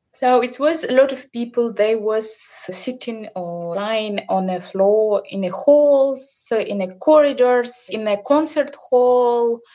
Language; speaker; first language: English; non-native, learner; Russian